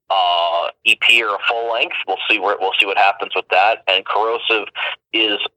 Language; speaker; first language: English; native; English